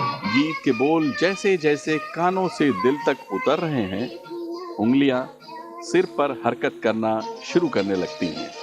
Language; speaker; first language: Hindi; native; Hindi